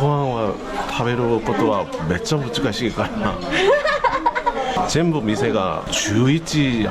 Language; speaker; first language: Japanese; non-native, learner; Korean